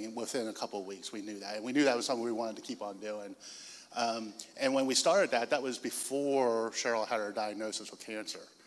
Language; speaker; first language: English; native; English